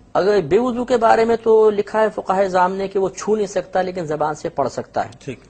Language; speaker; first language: Urdu; native; Urdu